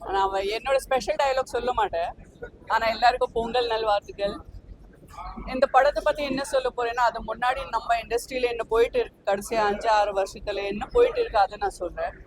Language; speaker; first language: Tamil; non-native, fluent; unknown